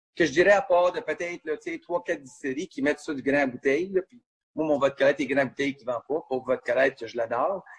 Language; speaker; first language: French; native; French